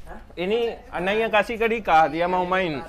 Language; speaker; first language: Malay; non-native, fluent; Urdu